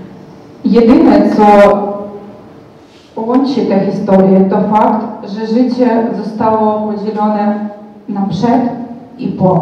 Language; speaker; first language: Polish; non-native, fluent; Ukrainian